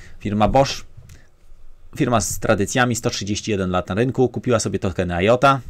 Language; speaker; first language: Polish; native; Polish